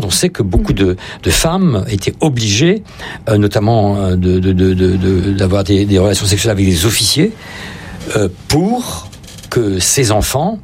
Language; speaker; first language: French; native; French